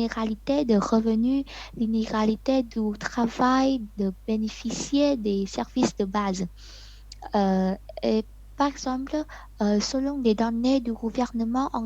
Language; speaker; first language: French; non-native, learner; Vietnamese